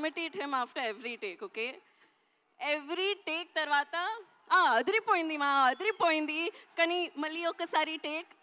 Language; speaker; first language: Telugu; non-native, learner; Hindi